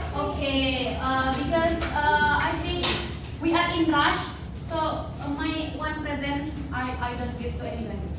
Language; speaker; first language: English; non-native, fluent; Indonesian